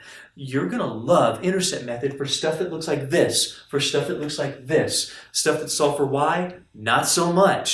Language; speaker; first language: English; native; English